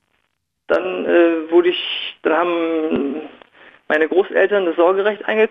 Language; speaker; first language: German; native; German